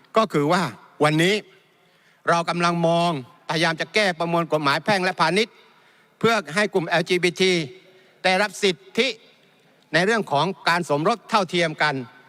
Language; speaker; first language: Thai; non-native, local second language; Malay